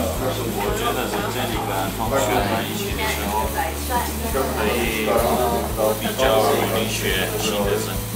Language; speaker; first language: Chinese; non-native, learner; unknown